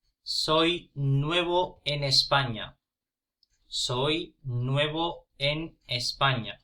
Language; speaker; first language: Spanish; non-native, fluent; Punjabi